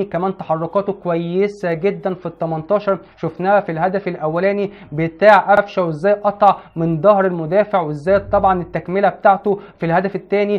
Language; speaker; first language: Arabic; native; Arabic